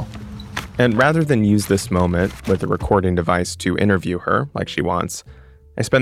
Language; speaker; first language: English; native; English